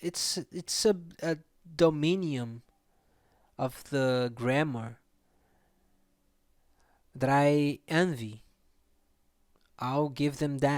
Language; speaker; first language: English; non-native, fluent; Portuguese